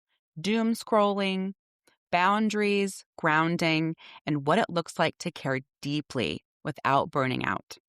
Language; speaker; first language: English; native; English